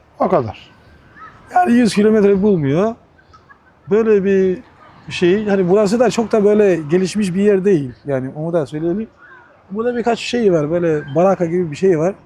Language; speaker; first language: Turkish; non-native, fluent; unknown